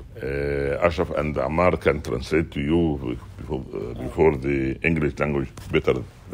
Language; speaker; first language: English; non-native, learner; Arabic